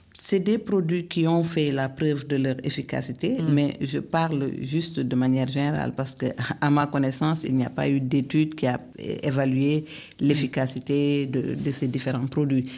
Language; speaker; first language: French; non-native, local second language; Wolof